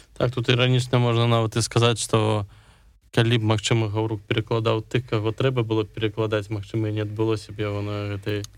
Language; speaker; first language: Belarusian; non-native, local second language; Russian